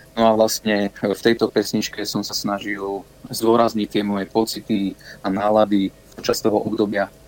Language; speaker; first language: Slovak; native; Slovak